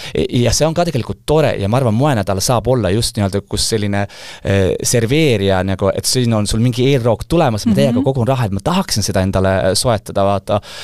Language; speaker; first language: Estonian; non-native, local second language; Russian